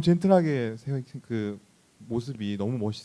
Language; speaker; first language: Korean; native; Korean